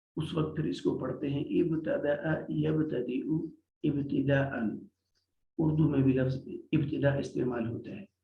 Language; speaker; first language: Urdu; native; Urdu